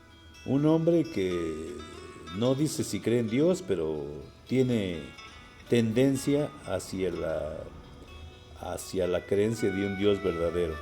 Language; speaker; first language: Spanish; native; Spanish